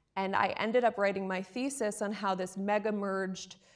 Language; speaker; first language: English; native; English